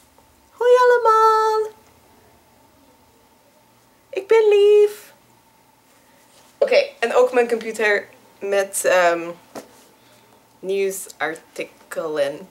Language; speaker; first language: Dutch; non-native, learner; English